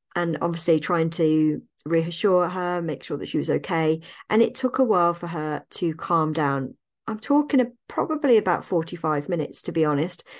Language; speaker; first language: English; native; English